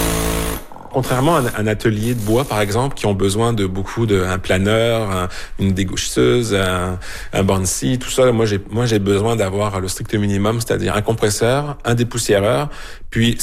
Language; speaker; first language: French; native; French